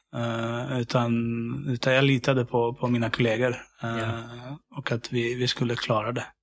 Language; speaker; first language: Swedish; early bilingual, other home language; Syriac